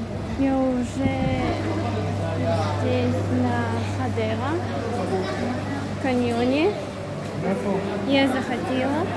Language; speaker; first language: Russian; early bilingual, heritage; Hebrew